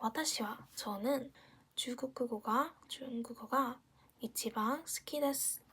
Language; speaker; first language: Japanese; non-native, fluent; Korean